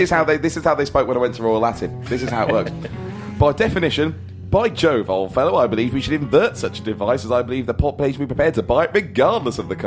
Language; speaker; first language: English; native; English